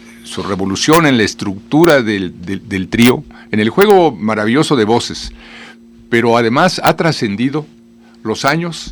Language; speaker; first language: Spanish; native; Spanish